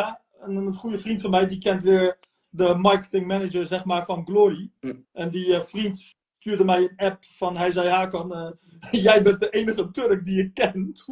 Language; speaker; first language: Dutch; early bilingual, other home language; Turkish